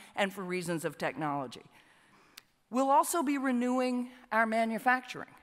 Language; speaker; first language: English; native; English